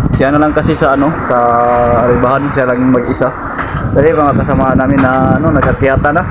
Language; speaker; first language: Filipino; non-native, local second language; Cebuano